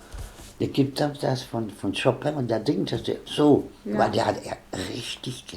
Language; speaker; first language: German; non-native, learner; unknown